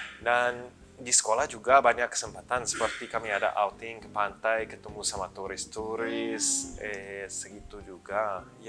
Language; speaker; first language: Indonesian; early bilingual, other home language; English